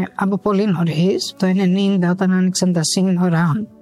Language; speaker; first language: Greek; early bilingual, other home language; Albanian